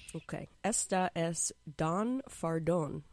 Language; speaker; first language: Spanish; non-native, fluent; English